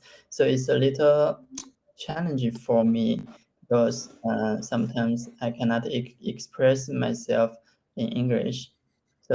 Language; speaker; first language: English; non-native, learner; Chinese